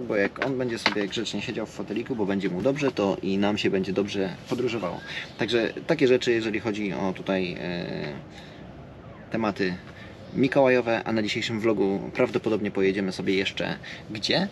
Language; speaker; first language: Polish; native; Polish